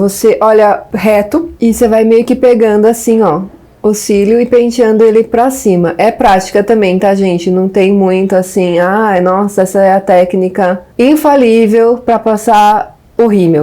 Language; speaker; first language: Portuguese; native; Portuguese